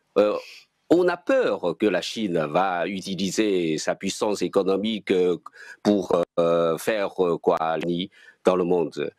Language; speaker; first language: French; non-native, fluent; Chinese